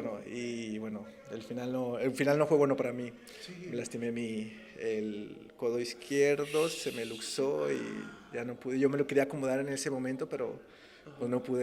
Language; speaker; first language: Spanish; native; Spanish